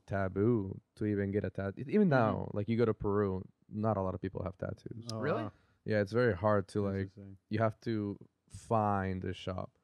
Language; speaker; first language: English; early bilingual, other home language; Spanish